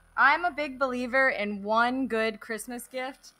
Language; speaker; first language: English; native; English